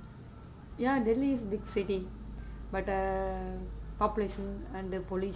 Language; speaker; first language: English; non-native, learner; Tamil